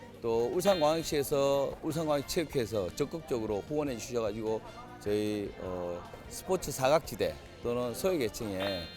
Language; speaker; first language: Korean; native; Korean